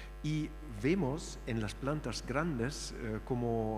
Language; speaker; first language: Spanish; non-native, fluent; German